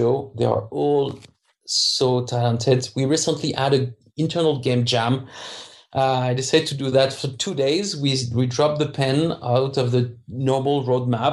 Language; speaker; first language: English; non-native, fluent; French